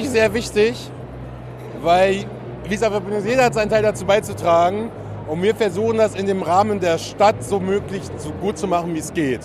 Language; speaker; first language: German; native; German